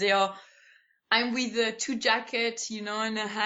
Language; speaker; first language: English; non-native, fluent; Spanish